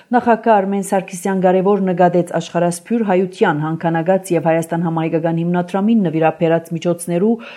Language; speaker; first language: Armenian; early bilingual, heritage; Armenian